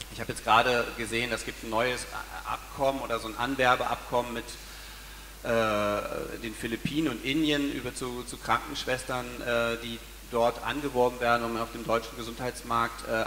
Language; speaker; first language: German; native; German